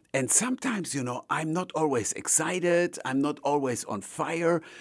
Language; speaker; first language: English; non-native, fluent; German